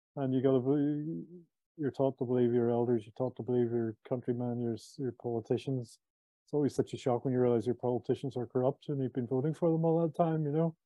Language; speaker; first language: English; native; English